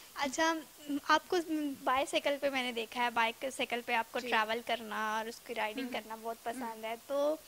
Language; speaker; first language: Urdu; native; Urdu